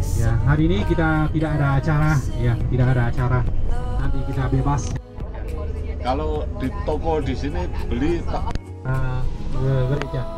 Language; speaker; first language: Indonesian; non-native, learner; Vietnamese